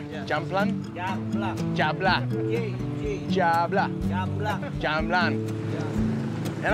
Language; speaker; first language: Indonesian; non-native, learner; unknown